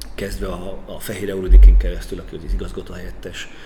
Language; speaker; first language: Hungarian; native; Hungarian